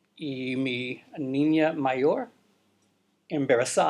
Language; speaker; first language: Spanish; non-native, learner; English